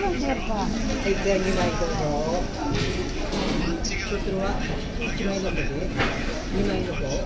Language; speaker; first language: Japanese; native; Japanese